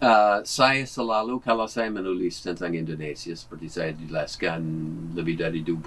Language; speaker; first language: Indonesian; non-native, fluent; English